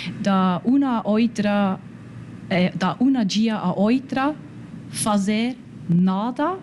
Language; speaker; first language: Portuguese; non-native, learner; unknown